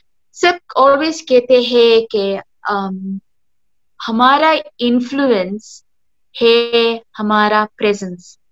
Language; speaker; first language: Hindi; early bilingual, heritage; Hindi